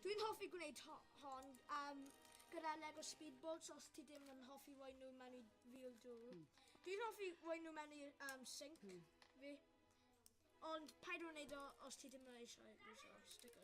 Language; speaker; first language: Welsh; non-native, local second language; English